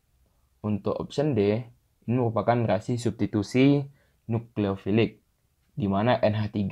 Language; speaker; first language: Indonesian; native; Indonesian